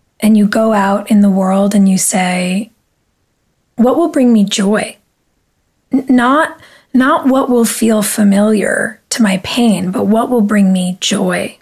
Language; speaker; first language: English; native; English